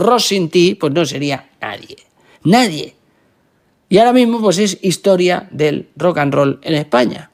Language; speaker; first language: Spanish; native; Spanish